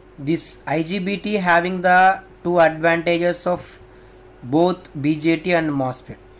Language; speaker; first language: English; non-native, local second language; Telugu